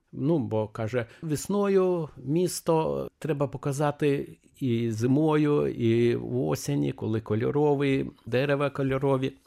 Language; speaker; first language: Ukrainian; non-native, fluent; Lithuanian